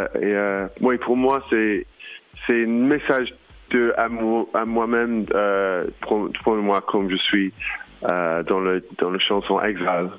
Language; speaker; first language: French; non-native, learner; English